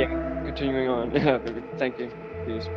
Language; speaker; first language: English; native; English